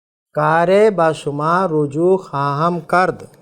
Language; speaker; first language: Persian; non-native, fluent; Urdu